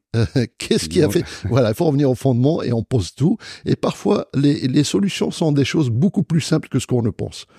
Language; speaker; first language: French; non-native, local second language; Arabic